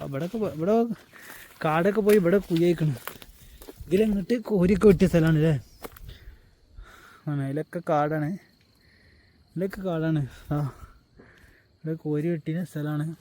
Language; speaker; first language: Malayalam; native; Malayalam